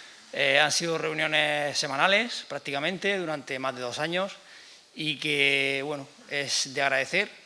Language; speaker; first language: Spanish; native; Spanish